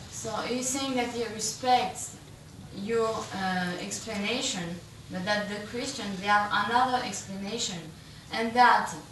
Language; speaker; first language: English; non-native, fluent; French